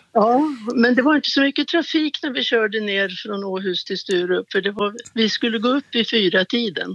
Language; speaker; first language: Swedish; native; Swedish